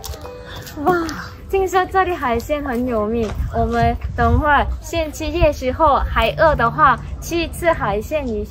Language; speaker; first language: Chinese; non-native, learner; Korean